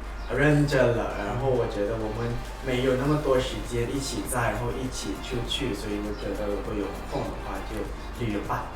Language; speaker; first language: Chinese; non-native, fluent; Thai